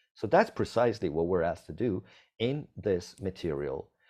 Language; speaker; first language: English; non-native, fluent; Italian